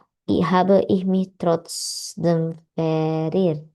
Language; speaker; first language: German; non-native, learner; Indonesian